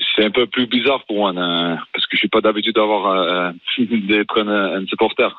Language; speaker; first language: French; non-native, fluent; Afrikaans